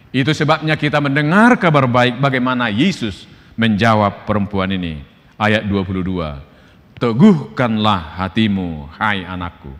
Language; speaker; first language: Indonesian; non-native, local second language; Batak Toba